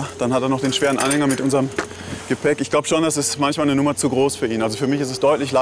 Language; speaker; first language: German; native; German